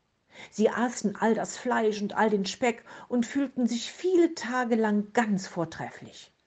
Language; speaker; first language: German; native; German